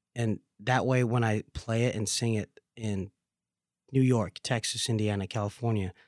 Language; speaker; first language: English; native; English